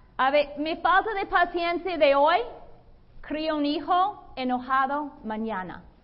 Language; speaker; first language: Spanish; non-native, fluent; English